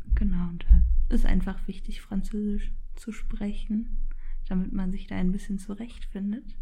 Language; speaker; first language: German; early bilingual, other home language; Polish